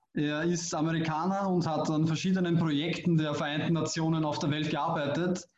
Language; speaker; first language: German; native; German